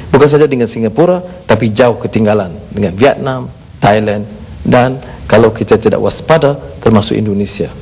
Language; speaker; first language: Malay; native; Malay